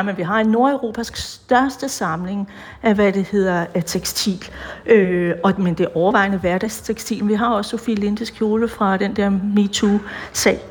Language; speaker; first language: Danish; native; Danish